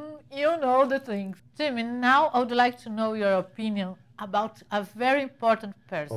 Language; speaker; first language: English; non-native, learner; Portuguese